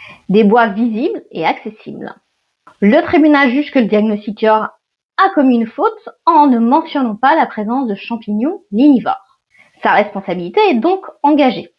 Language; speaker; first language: French; native; French